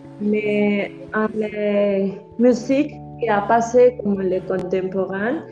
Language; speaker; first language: French; non-native, learner; Spanish